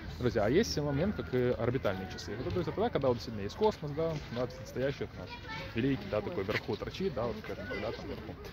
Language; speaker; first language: Russian; native; Russian